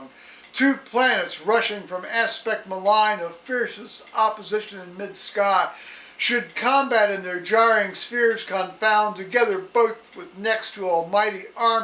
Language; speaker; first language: English; native; English